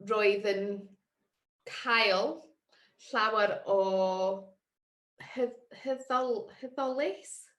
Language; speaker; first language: Welsh; non-native, learner; English